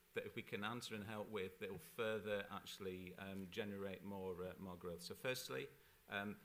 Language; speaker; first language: English; native; English